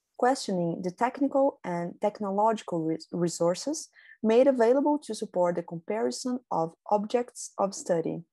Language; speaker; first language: English; non-native, fluent; Portuguese